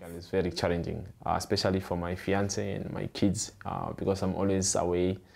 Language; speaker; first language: English; non-native, local second language; Zulu